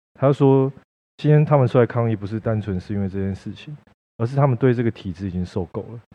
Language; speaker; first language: Chinese; native; Chinese